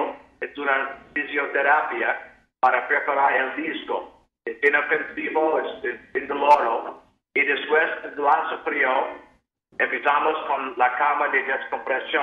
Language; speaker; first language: Spanish; non-native, fluent; English